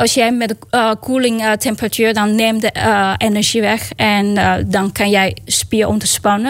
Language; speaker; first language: Dutch; non-native, learner; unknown